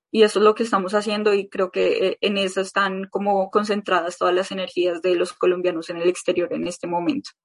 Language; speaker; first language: Spanish; native; Spanish